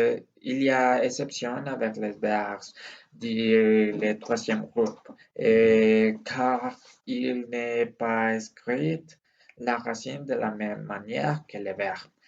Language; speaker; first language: French; non-native, learner; Spanish